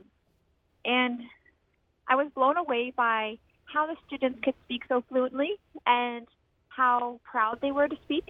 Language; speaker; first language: English; native; English